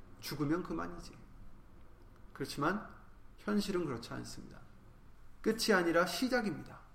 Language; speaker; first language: Korean; native; Korean